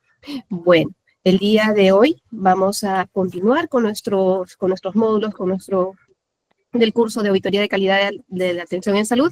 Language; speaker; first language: Spanish; native; Spanish